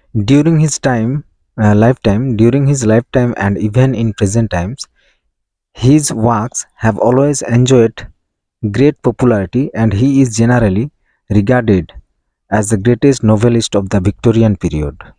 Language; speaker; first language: English; non-native, local second language; Bangla